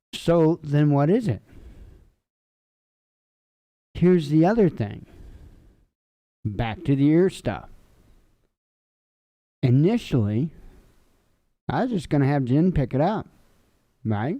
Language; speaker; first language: English; native; English